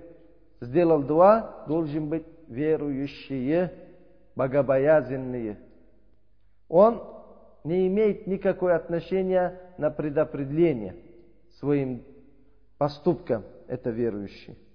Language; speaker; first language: Russian; non-native, learner; Uzbek